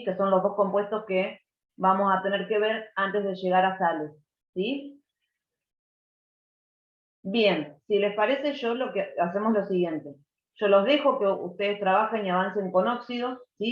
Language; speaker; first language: Spanish; native; Spanish